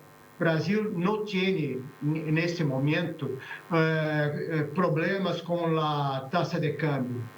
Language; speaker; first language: Spanish; non-native, fluent; Portuguese